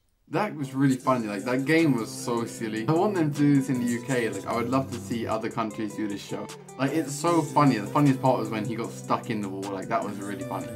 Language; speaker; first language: English; native; English